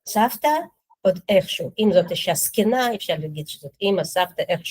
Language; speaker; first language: Hebrew; non-native, fluent; Russian